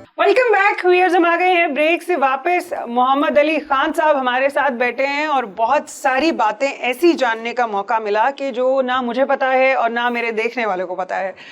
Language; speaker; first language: Urdu; native; Urdu